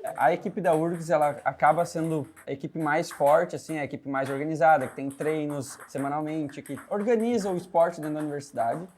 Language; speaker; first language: Portuguese; native; Portuguese